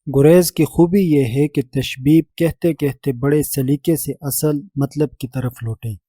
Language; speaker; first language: Urdu; native; Urdu